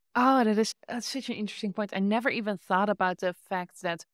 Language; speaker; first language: English; non-native, fluent; Dutch